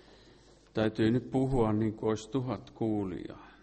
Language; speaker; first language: Finnish; native; Finnish